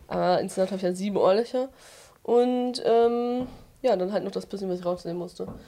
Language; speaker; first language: German; native; German